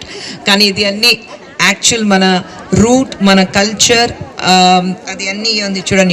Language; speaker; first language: Telugu; non-native, fluent; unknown